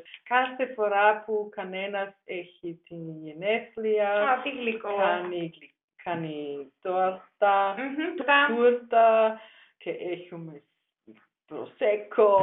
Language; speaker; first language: Greek; non-native, learner; German